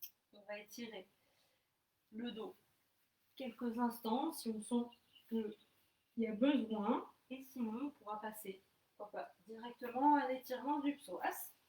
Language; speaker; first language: French; native; French